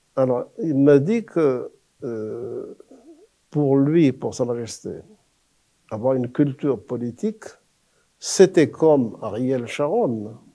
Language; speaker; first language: French; non-native, local second language; Arabic